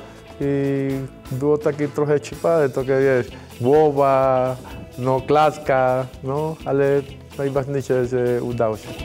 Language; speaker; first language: Polish; non-native, fluent; Spanish